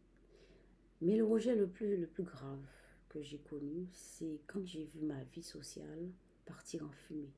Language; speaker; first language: French; native; French